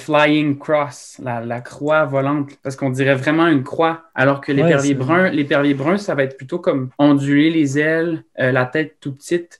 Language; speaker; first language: French; native; French